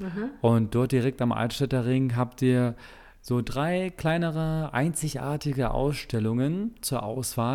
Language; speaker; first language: German; native; German